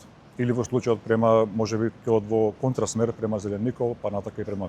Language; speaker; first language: Macedonian; native; Macedonian